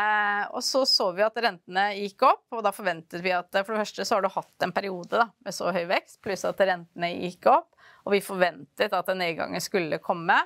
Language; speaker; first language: Norwegian; native; Norwegian